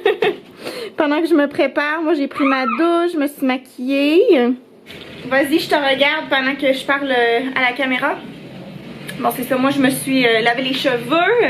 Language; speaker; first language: French; native; French